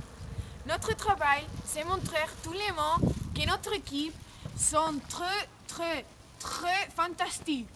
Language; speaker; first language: French; non-native, learner; Spanish